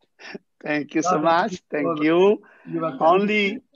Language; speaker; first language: English; non-native, fluent; Italian